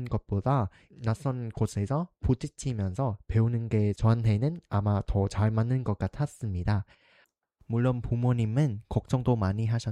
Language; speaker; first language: Korean; non-native, fluent; Vietnamese